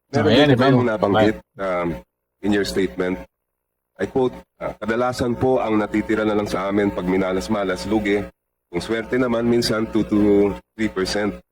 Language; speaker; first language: Filipino; native; Filipino